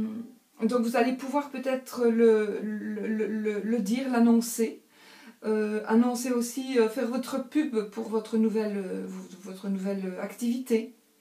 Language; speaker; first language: French; native; French